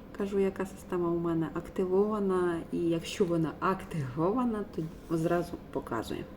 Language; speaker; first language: Ukrainian; non-native, local second language; Russian